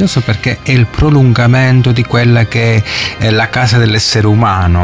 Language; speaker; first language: Italian; native; Italian